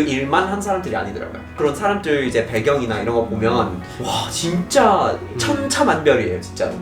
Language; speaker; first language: Korean; non-native, fluent; English